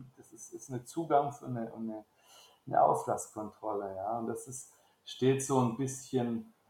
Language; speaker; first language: German; native; German